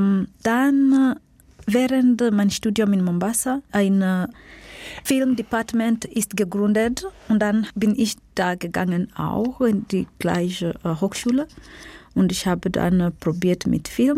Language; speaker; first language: German; non-native, fluent; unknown